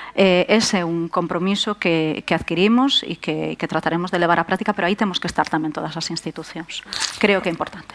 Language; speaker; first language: Galician; native; Galician